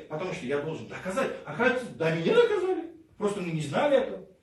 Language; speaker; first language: Russian; non-native, local second language; Kazakh